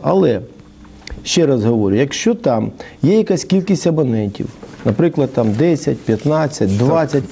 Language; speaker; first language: Ukrainian; native; Ukrainian